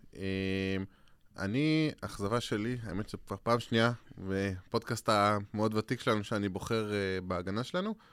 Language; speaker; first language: Hebrew; native; Hebrew